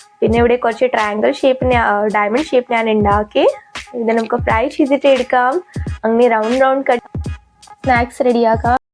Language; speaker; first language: Malayalam; non-native, local second language; Hindi